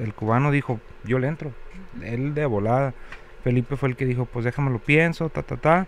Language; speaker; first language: Spanish; native; Spanish